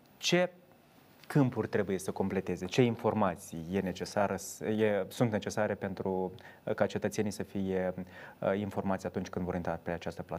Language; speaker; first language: Romanian; native; Romanian